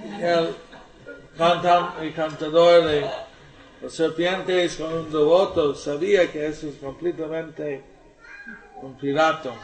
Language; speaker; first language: Spanish; non-native, learner; English